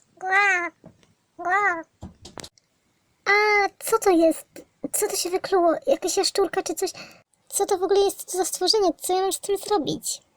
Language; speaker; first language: Polish; native; Polish